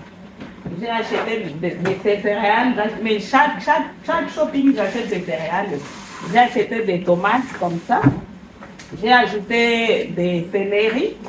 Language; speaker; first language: French; non-native, local second language; Swahili